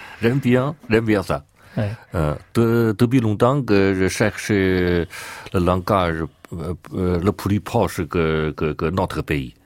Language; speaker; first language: French; non-native, learner; Chinese